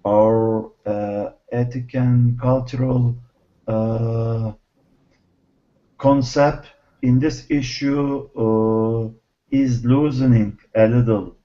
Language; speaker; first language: English; non-native, learner; Turkish